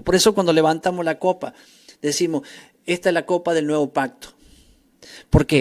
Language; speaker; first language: Spanish; native; Spanish